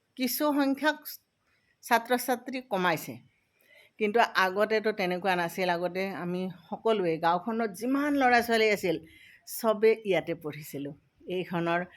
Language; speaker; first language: Assamese; native; Assamese